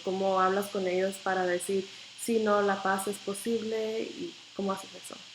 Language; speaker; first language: Spanish; non-native, learner; English